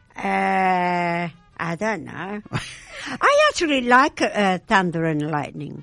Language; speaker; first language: English; non-native, fluent; Italian